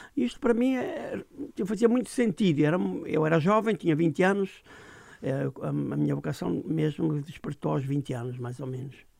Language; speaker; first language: Portuguese; native; Portuguese